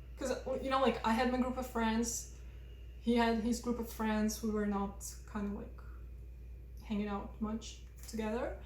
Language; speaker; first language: English; non-native, fluent; Russian